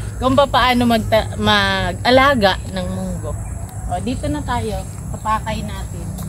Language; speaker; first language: Filipino; non-native, local second language; Bikol